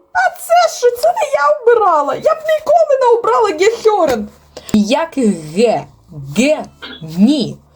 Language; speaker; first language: Ukrainian; non-native, local second language; Russian